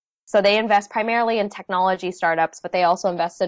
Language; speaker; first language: English; early bilingual, other home language; Vietnamese